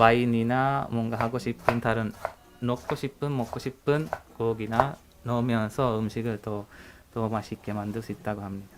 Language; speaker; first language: Korean; non-native, learner; Hungarian